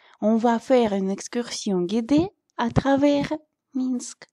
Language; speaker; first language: French; non-native, fluent; Russian